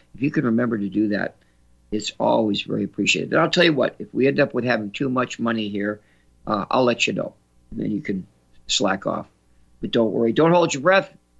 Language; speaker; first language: English; native; English